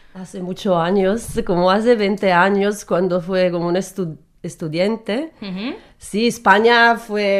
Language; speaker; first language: Spanish; non-native, learner; Italian